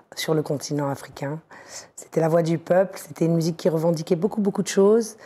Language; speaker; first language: French; native; French